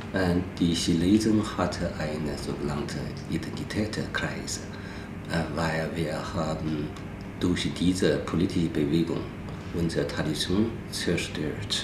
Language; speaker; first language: German; non-native, fluent; Chinese